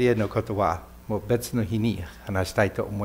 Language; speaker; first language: Japanese; non-native, fluent; English